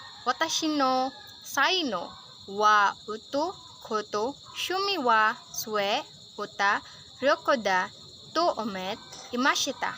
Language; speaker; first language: Japanese; non-native, learner; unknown